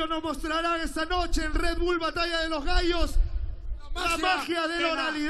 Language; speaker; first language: Spanish; native; Spanish